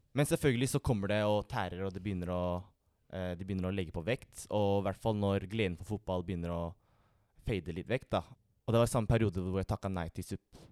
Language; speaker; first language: Norwegian; early bilingual, other home language; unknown